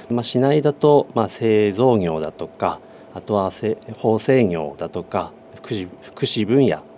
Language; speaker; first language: Japanese; native; Japanese